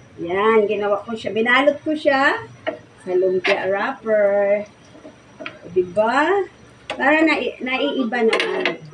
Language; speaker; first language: Filipino; non-native, local second language; Cebuano